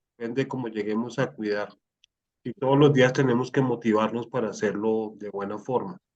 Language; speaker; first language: Spanish; native; Spanish